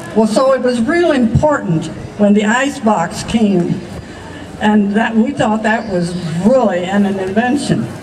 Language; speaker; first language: English; early bilingual, other home language; German